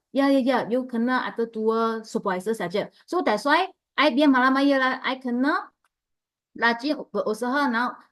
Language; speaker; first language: Malay; non-native, local second language; Chinese